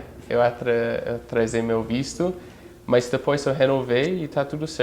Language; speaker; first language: Portuguese; non-native, fluent; English